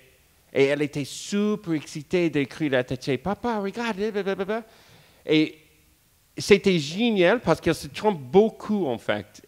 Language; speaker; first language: French; non-native, fluent; English